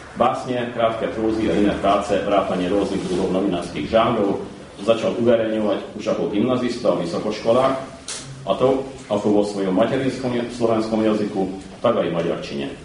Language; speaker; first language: Slovak; early bilingual, heritage; Slovak